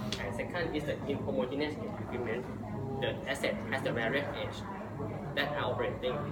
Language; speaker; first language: English; non-native, learner; Thai